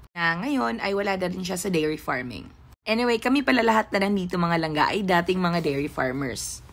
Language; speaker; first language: Filipino; non-native, local second language; Cebuano